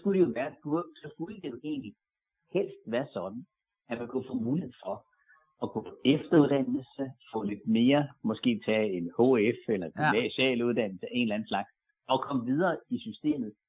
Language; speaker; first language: Danish; native; Danish